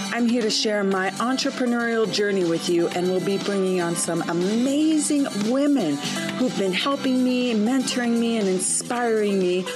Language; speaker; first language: English; native; English